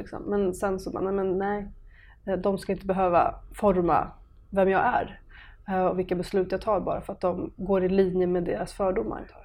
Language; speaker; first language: Swedish; early bilingual, other home language; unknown